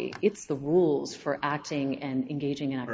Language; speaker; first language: English; native; English